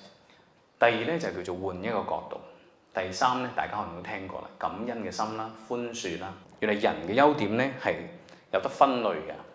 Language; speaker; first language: Cantonese; native; Cantonese